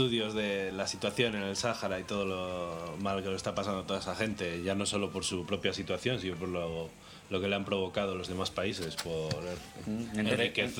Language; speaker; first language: Spanish; native; Spanish